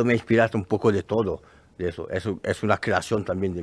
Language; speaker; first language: Spanish; non-native, learner; French